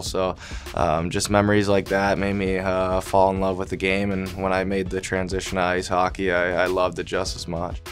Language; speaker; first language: English; native; English